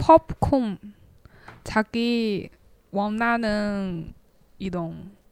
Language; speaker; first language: Korean; non-native, learner; Chinese